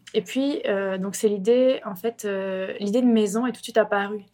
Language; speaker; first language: French; native; French